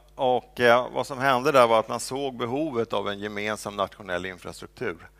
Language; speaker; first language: Swedish; native; Swedish